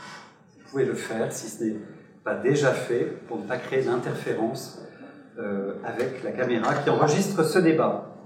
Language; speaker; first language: French; native; French